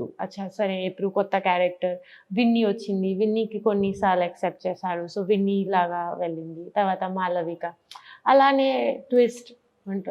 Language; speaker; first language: Telugu; non-native, learner; Bangla